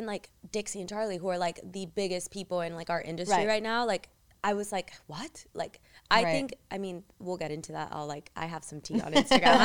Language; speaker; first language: English; early bilingual, other home language; Spanish